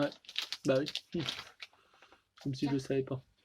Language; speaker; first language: French; native; French